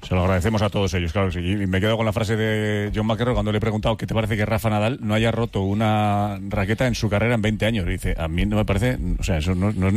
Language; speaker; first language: Spanish; native; Spanish